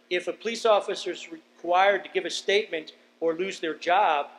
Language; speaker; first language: English; native; English